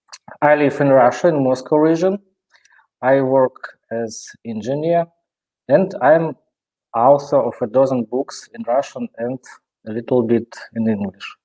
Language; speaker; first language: English; non-native, learner; Russian